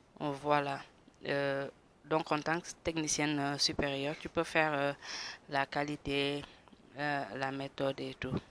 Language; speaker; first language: French; non-native, local second language; Wolof